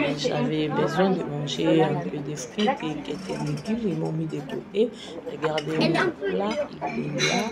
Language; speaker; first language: French; non-native, local second language; Lingala